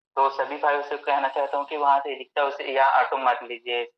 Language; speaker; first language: Hindi; native; Hindi